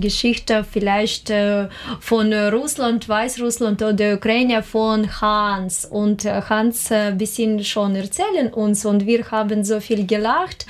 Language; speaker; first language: German; non-native, learner; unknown